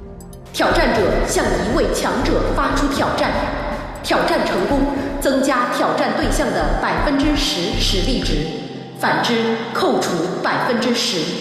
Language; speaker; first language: Chinese; native; Chinese